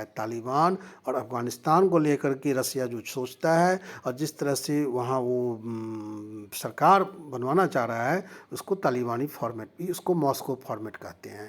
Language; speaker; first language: Hindi; native; Hindi